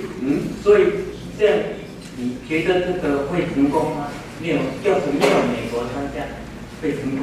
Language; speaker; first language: Chinese; non-native, local second language; Min Nan Chinese